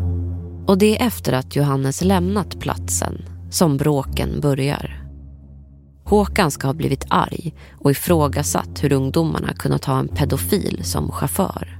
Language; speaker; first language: Swedish; native; Swedish